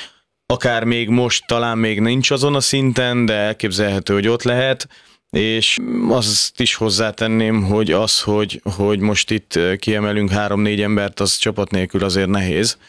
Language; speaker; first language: Hungarian; native; Hungarian